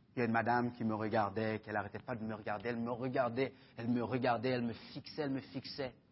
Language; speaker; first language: French; early bilingual, other home language; Haitian Creole